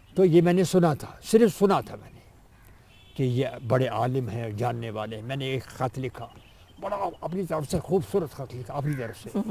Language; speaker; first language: Urdu; non-native, local second language; Kashmiri